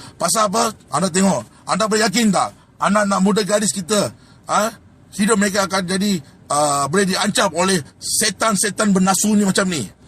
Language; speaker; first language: Malay; non-native, local second language; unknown